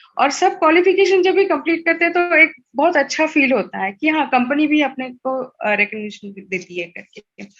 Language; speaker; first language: Hindi; non-native, local second language; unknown